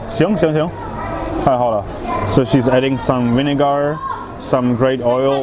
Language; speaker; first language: Chinese; non-native, learner; German